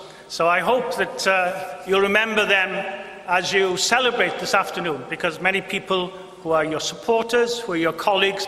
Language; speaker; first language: English; non-native, local second language; Welsh